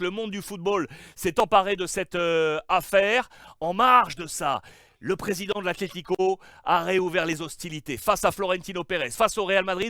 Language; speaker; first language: French; native; French